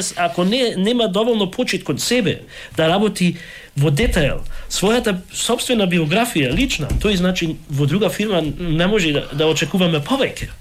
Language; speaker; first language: Macedonian; early bilingual, heritage; Macedonian